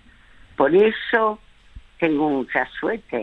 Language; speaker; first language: Spanish; early bilingual, other home language; French